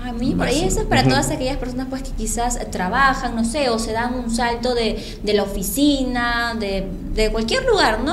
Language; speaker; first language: Spanish; native; Spanish